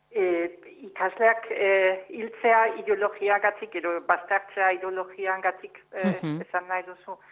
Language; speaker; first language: Basque; non-native, fluent; German